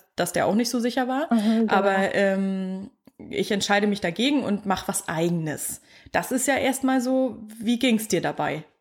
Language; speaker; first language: German; native; German